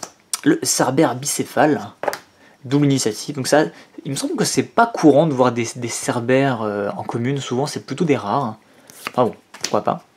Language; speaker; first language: French; native; French